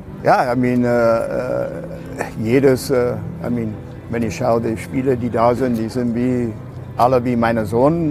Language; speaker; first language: German; non-native, learner; English